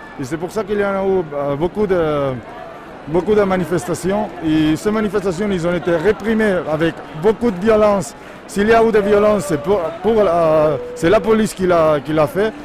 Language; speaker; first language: French; non-native, learner; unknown